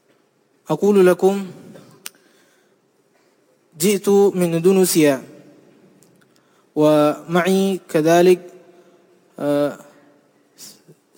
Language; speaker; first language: Arabic; non-native, fluent; Indonesian